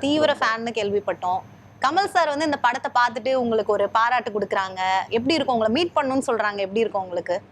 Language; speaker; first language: Tamil; native; Tamil